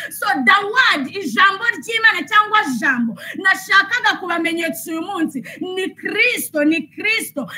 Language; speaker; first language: Kinyarwanda; early bilingual, heritage; Kinyarwanda